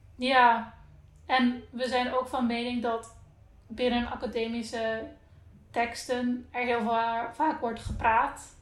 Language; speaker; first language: Dutch; non-native, local second language; Papiamento